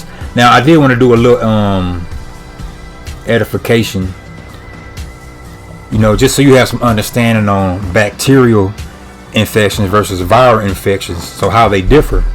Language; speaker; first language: English; native; English